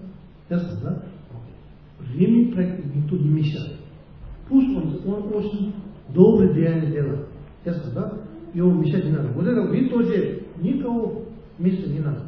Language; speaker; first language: Russian; non-native, learner; Tibetan